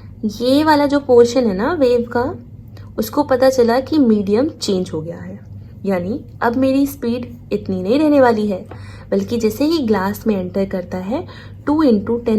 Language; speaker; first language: Hindi; native; Hindi